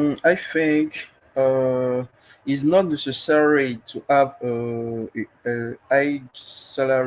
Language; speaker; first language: English; non-native, learner; French